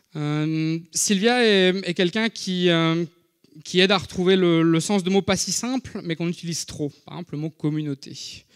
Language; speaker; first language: French; native; French